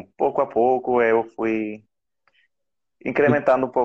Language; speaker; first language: Portuguese; non-native, fluent; Spanish